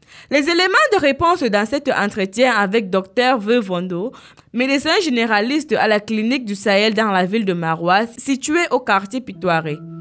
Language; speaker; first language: French; non-native, local second language; Fula